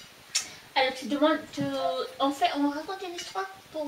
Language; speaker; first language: French; non-native, fluent; Filipino